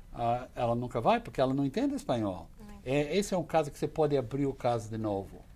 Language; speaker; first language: Portuguese; non-native, fluent; English